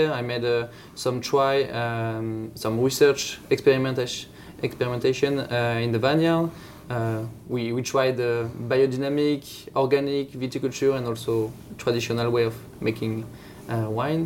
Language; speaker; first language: English; non-native, fluent; French